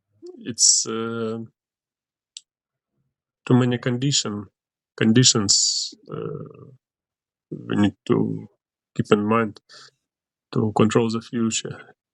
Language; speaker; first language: English; non-native, learner; Ukrainian